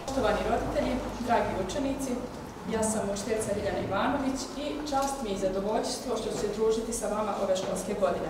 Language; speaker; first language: Croatian; native; Croatian